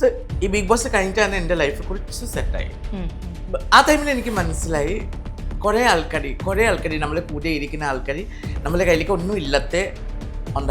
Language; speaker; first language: Malayalam; non-native, learner; Assamese